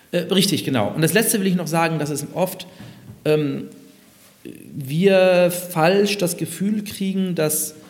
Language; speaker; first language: German; native; German